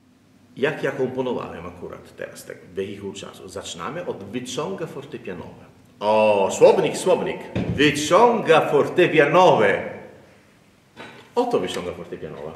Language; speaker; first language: Polish; non-native, learner; Italian